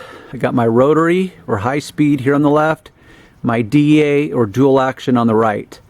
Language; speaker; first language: English; native; English